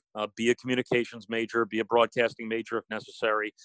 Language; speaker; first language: English; native; English